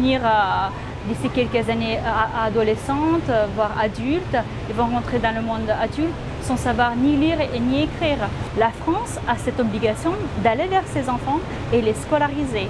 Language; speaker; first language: French; non-native, fluent; Romanian